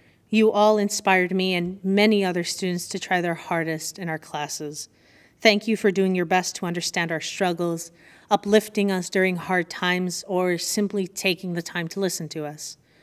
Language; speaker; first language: English; early bilingual, other home language; Spanish